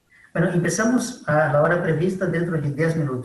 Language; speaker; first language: Spanish; non-native, fluent; Portuguese